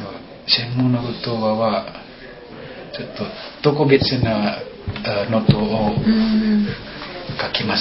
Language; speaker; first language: Japanese; non-native, learner; Indonesian